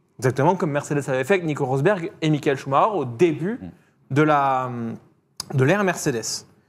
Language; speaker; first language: French; native; French